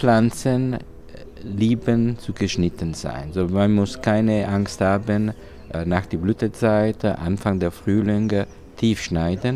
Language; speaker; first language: German; non-native, learner; Italian